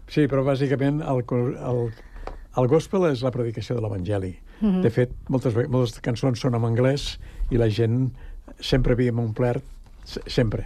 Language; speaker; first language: Catalan; native; Catalan